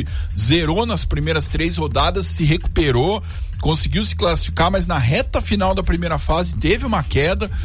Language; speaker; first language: Portuguese; native; Portuguese